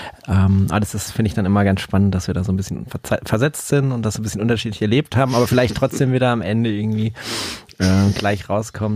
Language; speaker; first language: German; native; German